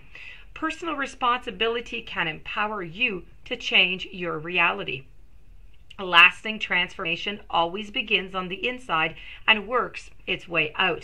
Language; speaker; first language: English; non-native, local second language; French